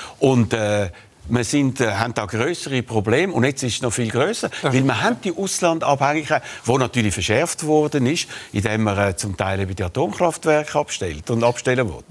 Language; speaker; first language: German; native; German